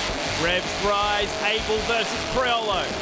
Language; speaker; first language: English; native; English